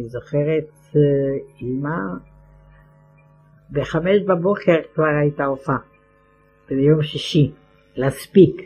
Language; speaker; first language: Hebrew; non-native, fluent; Ladino